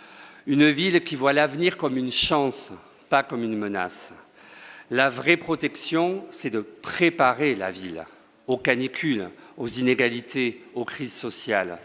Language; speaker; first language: French; native; French